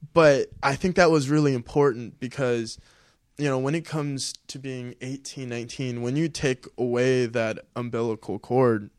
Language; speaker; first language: English; early bilingual, other home language; Filipino